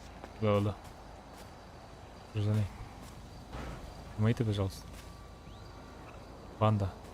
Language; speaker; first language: Russian; non-native, learner; Kara-Kalpak